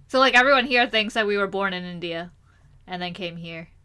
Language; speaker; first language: English; early bilingual, other home language; Hindi